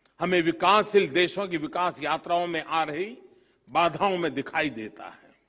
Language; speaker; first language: Hindi; non-native, local second language; Gujarati